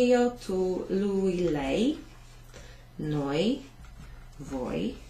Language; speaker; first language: Italian; non-native, fluent; English